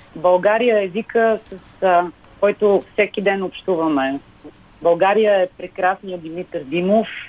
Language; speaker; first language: Bulgarian; native; Bulgarian